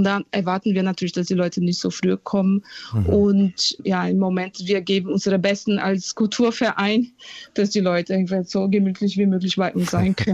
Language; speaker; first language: German; non-native, fluent; Portuguese